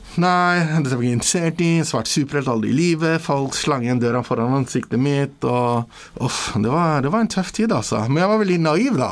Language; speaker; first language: Norwegian; early bilingual, other home language; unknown